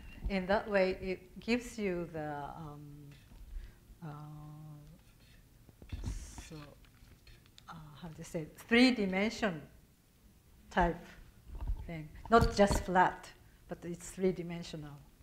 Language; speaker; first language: English; non-native, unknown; Japanese